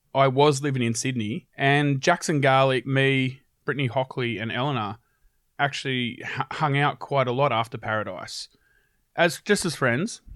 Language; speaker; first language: English; native; English